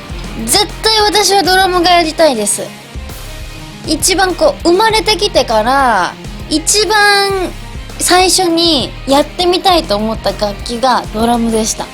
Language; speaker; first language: Japanese; native; Japanese